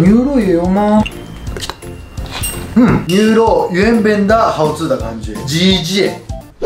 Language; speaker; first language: Chinese; non-native, learner; Japanese